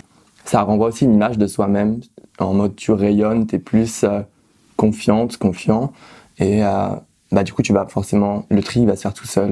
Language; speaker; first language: French; native; French